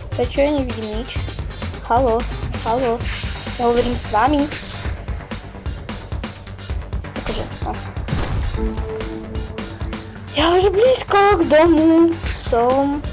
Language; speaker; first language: Slovak; non-native, learner; Ukrainian